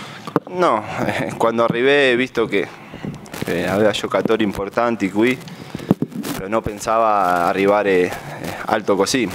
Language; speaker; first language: Italian; non-native, fluent; Spanish